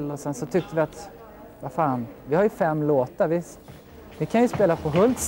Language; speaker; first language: Swedish; native; Swedish